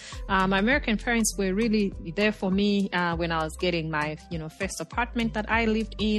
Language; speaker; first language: English; non-native, local second language; Nyanja